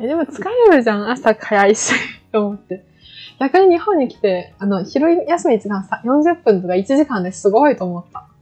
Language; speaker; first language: Japanese; non-native, fluent; Chinese